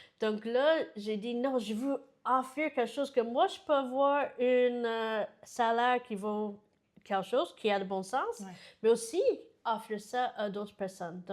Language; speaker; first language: French; non-native, fluent; English